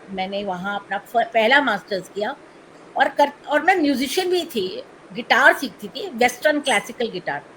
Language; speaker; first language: Hindi; non-native, local second language; Tamil